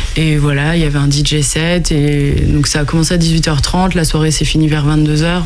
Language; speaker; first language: French; native; French